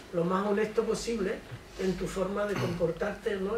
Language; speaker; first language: Spanish; native; Spanish